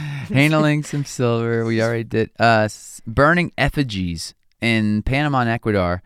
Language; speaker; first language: English; native; English